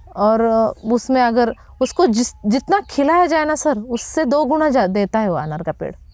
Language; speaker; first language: Hindi; non-native, local second language; Marathi